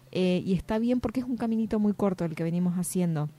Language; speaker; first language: Spanish; native; Spanish